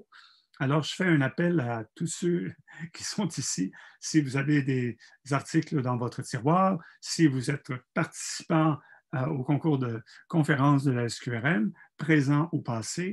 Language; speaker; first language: French; native; French